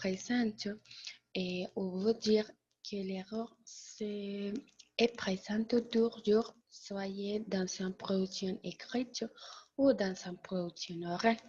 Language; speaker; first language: French; non-native, learner; Spanish